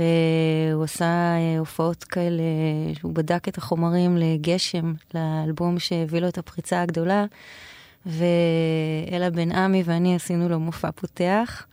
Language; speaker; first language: Hebrew; native; Hebrew